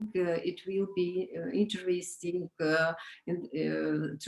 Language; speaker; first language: English; non-native, learner; Romanian